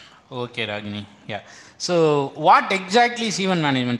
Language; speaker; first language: English; non-native, local second language; Tamil